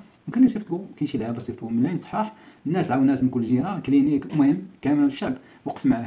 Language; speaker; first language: Arabic; native; Arabic